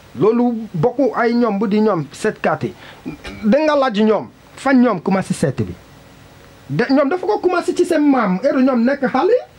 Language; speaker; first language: Wolof; non-native, learner; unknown